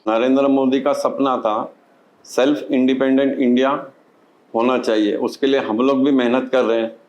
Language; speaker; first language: Hindi; non-native, local second language; Marathi